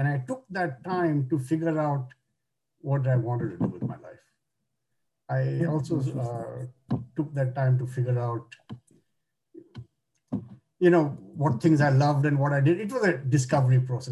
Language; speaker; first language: English; non-native, local second language; Bangla